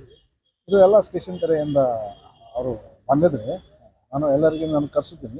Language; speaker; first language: Kannada; non-native, fluent; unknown